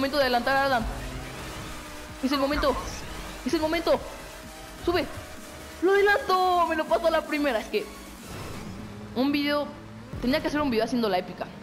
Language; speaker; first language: Spanish; native; Spanish